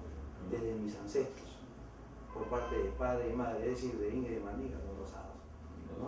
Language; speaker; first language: Spanish; native; Spanish